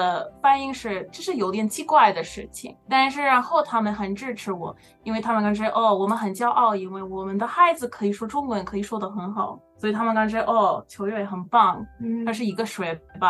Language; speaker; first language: Chinese; non-native, learner; English